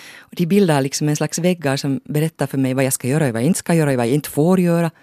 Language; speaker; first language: Swedish; native; Swedish